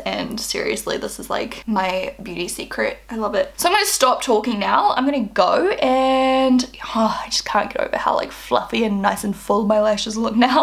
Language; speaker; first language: English; native; English